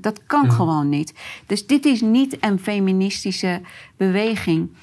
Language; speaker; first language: Dutch; non-native, fluent; Persian